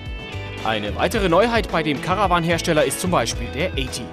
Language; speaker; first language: German; native; German